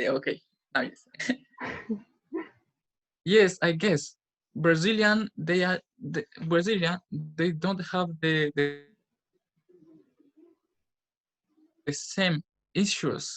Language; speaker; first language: English; non-native, learner; Spanish